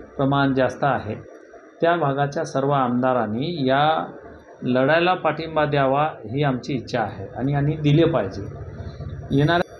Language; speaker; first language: Marathi; non-native, local second language; Lambadi